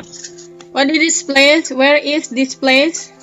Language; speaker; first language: English; non-native, learner; Indonesian